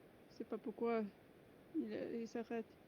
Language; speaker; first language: French; non-native, fluent; English